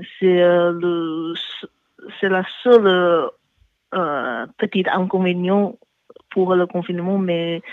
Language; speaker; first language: French; non-native, learner; Chinese